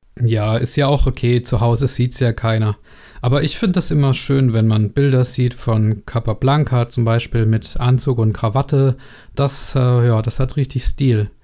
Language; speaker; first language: German; native; German